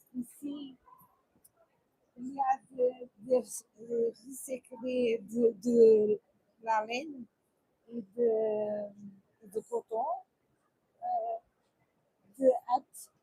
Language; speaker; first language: French; non-native, learner; Portuguese